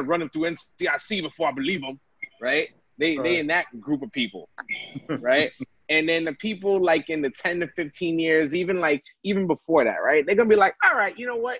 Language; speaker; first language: English; native; English